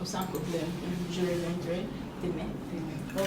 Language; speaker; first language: French; non-native, learner; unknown